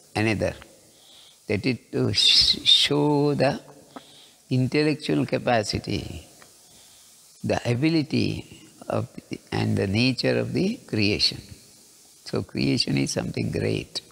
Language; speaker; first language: English; non-native, local second language; Kannada